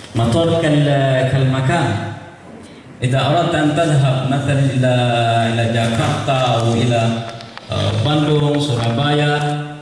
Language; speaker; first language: Arabic; non-native, fluent; Indonesian